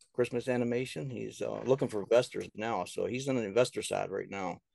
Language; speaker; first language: English; native; English